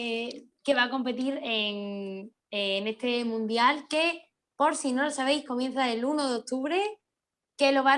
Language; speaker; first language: Spanish; native; Spanish